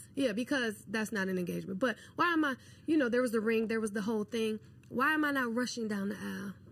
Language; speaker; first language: English; native; English